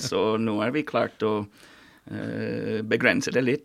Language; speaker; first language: Norwegian; non-native, fluent; English